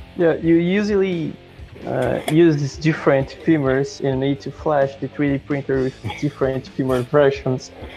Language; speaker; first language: English; non-native, fluent; Portuguese